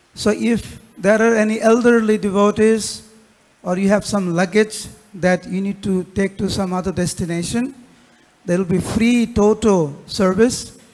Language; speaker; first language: English; non-native, local second language; Bangla